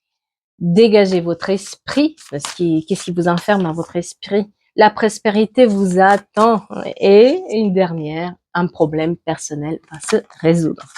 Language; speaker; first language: French; native; French